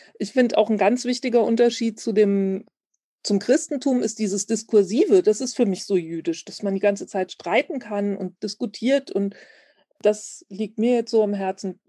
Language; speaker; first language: German; native; German